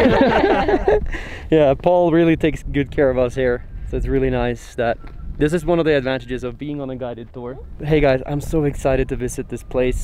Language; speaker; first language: English; non-native, fluent; Norwegian